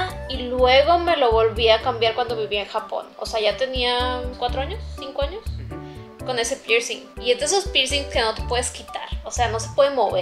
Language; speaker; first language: Spanish; native; Spanish